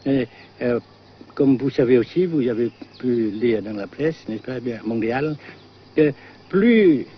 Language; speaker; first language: French; non-native, local second language; Vietnamese